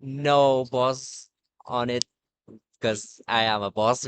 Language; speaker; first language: English; non-native, learner; Vietnamese